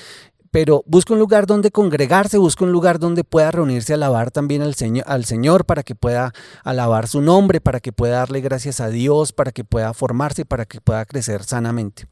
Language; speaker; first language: Spanish; native; Spanish